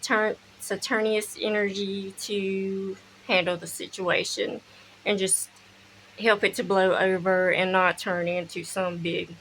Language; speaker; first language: English; native; English